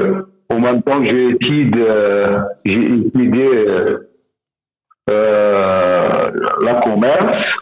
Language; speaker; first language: French; non-native, learner; Arabic